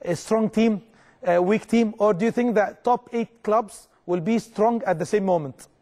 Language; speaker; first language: English; non-native, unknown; Arabic